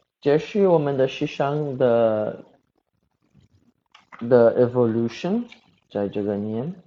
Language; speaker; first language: Chinese; non-native, learner; Portuguese